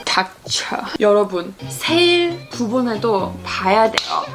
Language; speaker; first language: Korean; early bilingual, heritage; English